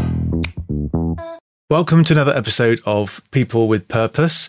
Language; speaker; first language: English; native; English